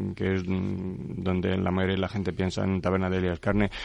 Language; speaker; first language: Spanish; non-native, fluent; Romanian